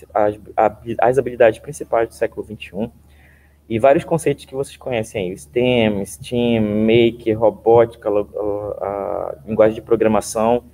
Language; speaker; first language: Portuguese; native; Portuguese